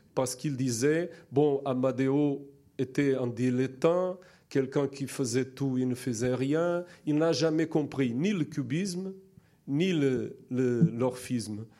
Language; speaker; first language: French; non-native, fluent; Portuguese